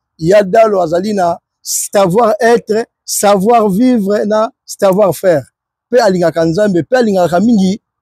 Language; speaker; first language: Lingala; native; Lingala